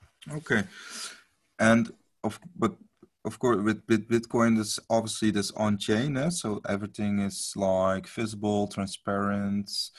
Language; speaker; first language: English; non-native, fluent; Dutch